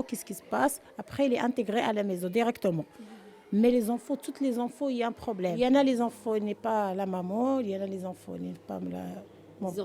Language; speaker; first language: French; non-native, learner; Arabic